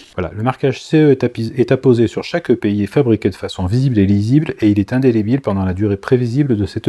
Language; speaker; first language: French; native; French